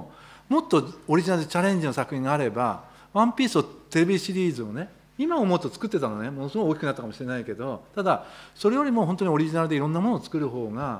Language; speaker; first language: Japanese; native; Japanese